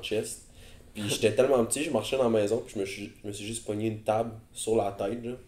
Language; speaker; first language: French; early bilingual, other home language; Spanish